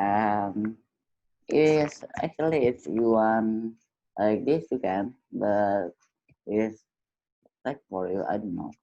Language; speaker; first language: English; non-native, learner; Indonesian